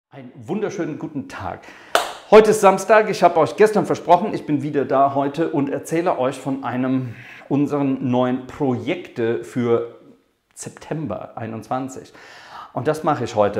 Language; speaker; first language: German; non-native, fluent; English